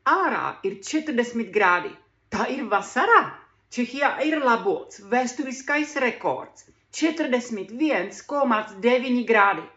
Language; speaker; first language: Latvian; non-native, learner; Czech